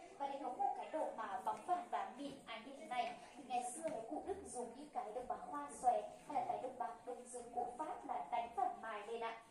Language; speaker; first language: Vietnamese; non-native, local second language; Hmong